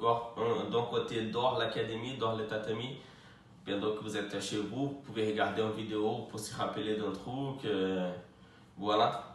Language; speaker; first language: French; non-native, fluent; Portuguese